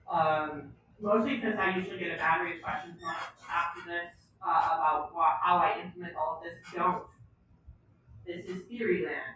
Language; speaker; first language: English; native; English